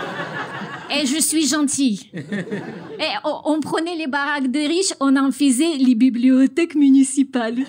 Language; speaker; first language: French; non-native, fluent; Russian